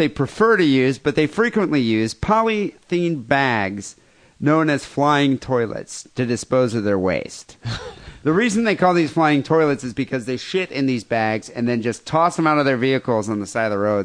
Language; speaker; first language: English; native; English